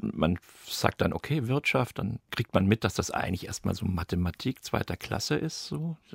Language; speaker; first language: German; native; German